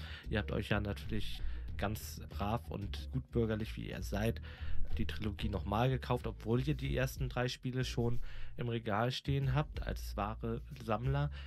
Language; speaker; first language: German; native; German